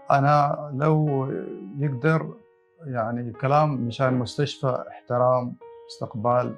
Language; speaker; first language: Arabic; non-native, learner; Bangla